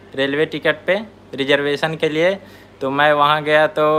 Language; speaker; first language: Hindi; native; Hindi